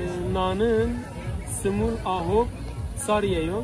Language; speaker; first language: Korean; non-native, learner; Kurdish